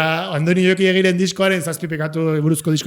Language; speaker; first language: Basque; native; Basque